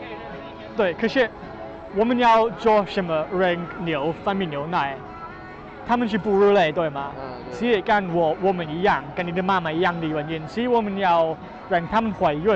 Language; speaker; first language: Chinese; non-native, learner; English